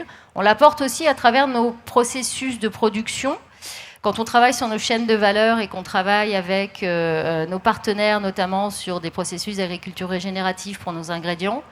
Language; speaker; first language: French; native; French